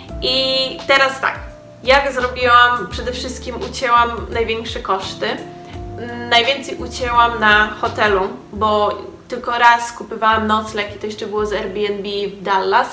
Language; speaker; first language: Polish; native; Polish